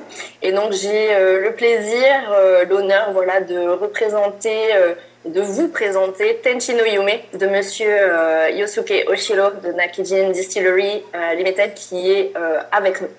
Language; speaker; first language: French; native; French